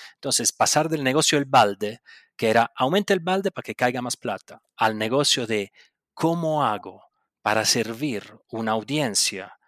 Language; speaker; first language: Spanish; non-native, local second language; Italian